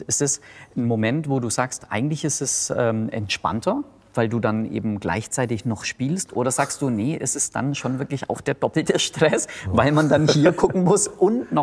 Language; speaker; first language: German; native; German